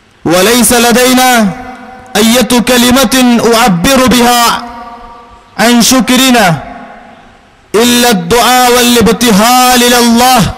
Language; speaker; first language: Arabic; non-native, fluent; Malayalam